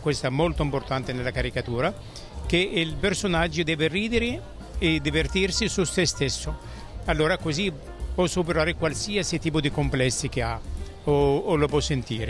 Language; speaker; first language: Italian; non-native, fluent; Arabic